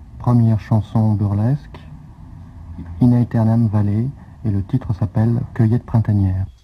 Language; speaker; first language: French; native; French